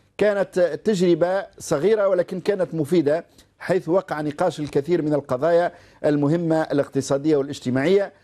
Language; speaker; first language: Arabic; native; Arabic